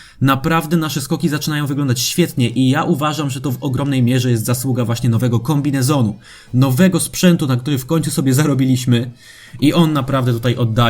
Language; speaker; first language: Polish; native; Polish